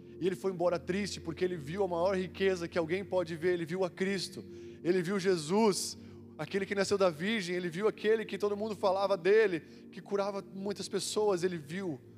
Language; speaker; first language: Portuguese; native; Portuguese